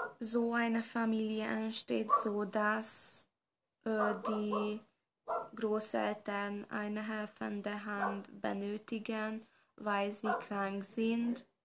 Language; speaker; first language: German; non-native, learner; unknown